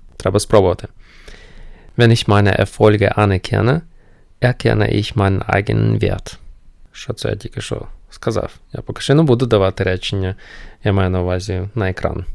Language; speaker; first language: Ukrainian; non-native, local second language; Russian